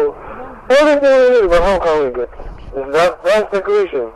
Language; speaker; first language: English; non-native, learner; Somali